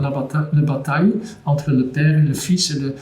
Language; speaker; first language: French; non-native, local second language; Dutch